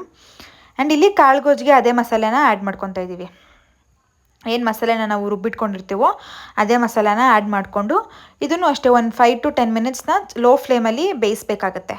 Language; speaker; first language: Kannada; native; Kannada